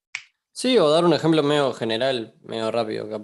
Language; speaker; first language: Spanish; native; Spanish